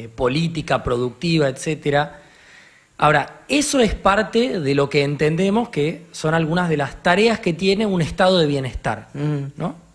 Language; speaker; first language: Spanish; native; Spanish